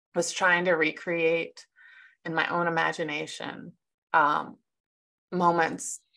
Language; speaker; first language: English; native; English